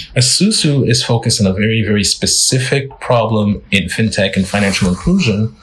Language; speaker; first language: English; non-native, fluent; French